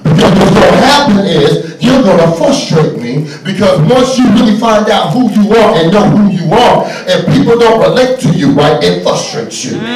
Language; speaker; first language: English; native; English